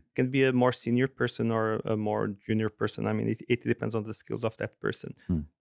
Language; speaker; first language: English; non-native, fluent; Portuguese